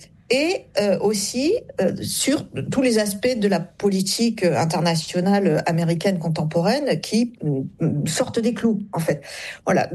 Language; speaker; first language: French; native; French